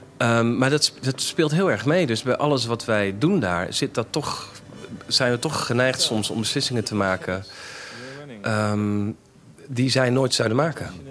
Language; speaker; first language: Dutch; native; Dutch